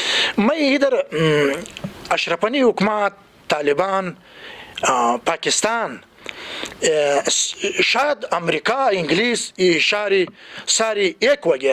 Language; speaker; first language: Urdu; non-native, learner; Pashto